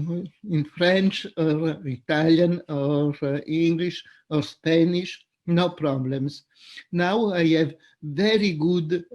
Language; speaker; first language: English; non-native, fluent; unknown